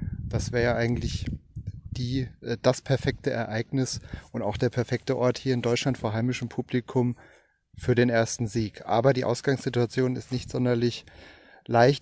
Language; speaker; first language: German; native; German